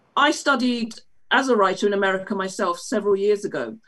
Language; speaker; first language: English; native; English